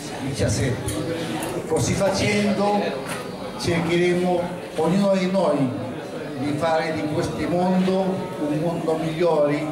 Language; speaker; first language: Italian; non-native, fluent; Spanish